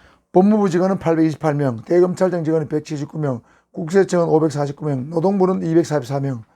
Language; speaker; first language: Korean; native; Korean